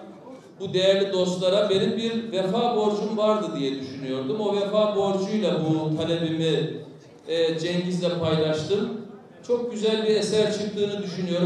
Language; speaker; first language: Turkish; native; Turkish